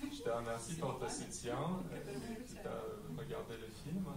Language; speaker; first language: French; non-native, fluent; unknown